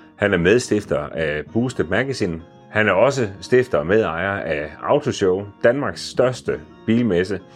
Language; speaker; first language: Danish; native; Danish